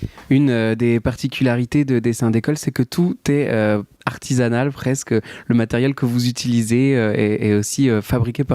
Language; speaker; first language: French; native; French